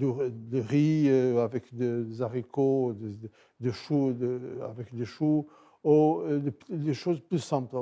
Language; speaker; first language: French; non-native, fluent; Portuguese